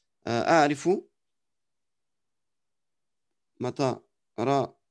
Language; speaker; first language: Arabic; non-native, fluent; French